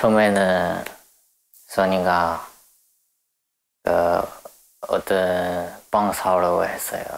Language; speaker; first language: Korean; non-native, learner; Chinese